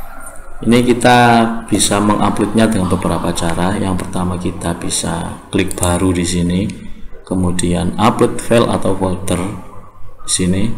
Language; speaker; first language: Indonesian; native; Indonesian